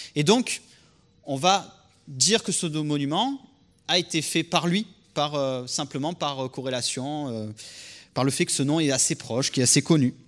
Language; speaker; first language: French; native; French